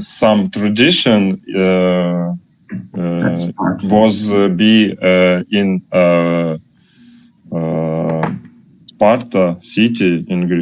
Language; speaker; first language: English; non-native, learner; Russian